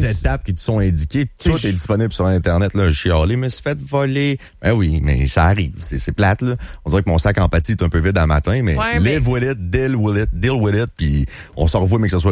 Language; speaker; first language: French; native; French